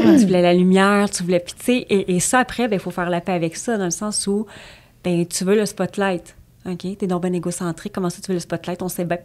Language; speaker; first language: French; native; French